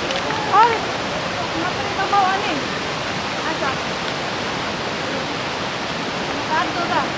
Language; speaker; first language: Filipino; non-native, local second language; Cebuano